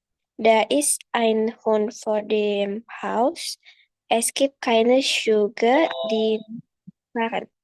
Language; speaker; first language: German; non-native, learner; Indonesian